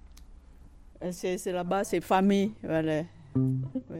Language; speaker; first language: French; non-native, learner; Thai